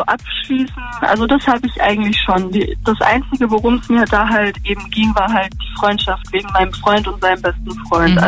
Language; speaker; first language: German; native; German